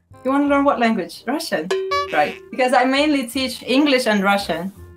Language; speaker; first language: English; non-native, fluent; Russian